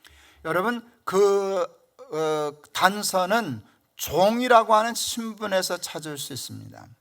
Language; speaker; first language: Korean; native; Korean